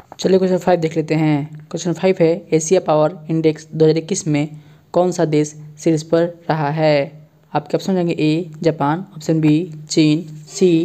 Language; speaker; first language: Hindi; native; Hindi